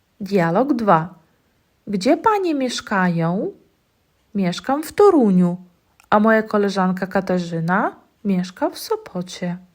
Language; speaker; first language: Polish; non-native, fluent; Ukrainian